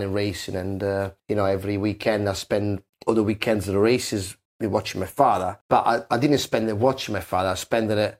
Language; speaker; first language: English; non-native, fluent; Italian